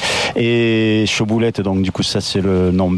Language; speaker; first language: French; native; French